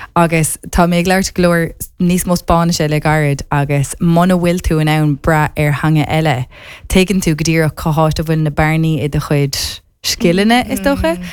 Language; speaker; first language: Irish; non-native, local second language; English